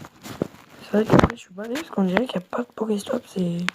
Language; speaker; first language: French; native; French